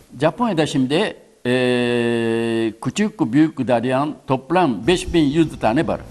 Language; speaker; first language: Turkish; non-native, learner; Japanese